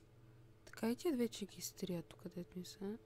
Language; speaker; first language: Bulgarian; native; Bulgarian